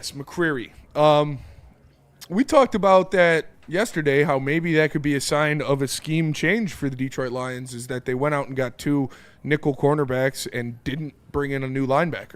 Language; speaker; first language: English; native; English